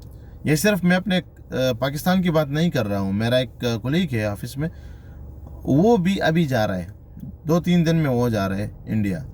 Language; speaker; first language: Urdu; non-native, local second language; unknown